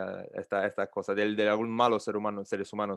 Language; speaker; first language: Spanish; non-native, learner; Portuguese